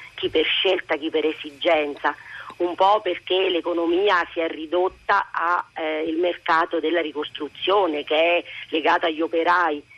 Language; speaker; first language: Italian; native; Italian